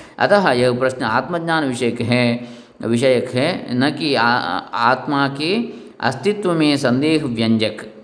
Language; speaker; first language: Hindi; non-native, local second language; Kannada